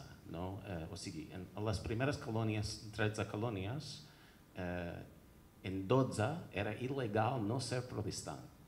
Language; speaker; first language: Catalan; non-native, fluent; English